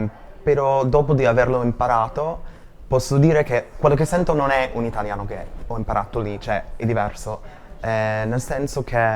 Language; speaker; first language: Italian; non-native, fluent; English